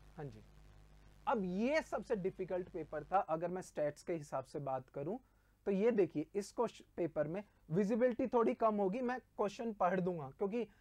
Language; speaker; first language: Hindi; native; Hindi